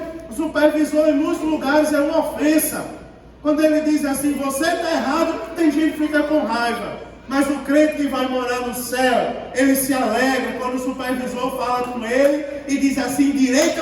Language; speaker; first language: Portuguese; native; Portuguese